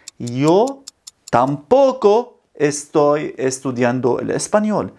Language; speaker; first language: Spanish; non-native, fluent; Arabic